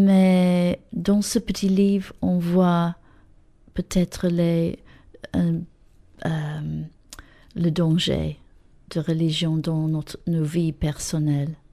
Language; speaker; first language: French; non-native, fluent; English